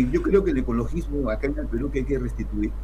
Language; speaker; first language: Spanish; native; Spanish